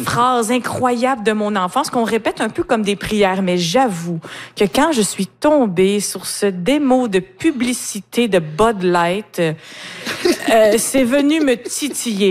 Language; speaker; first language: French; native; French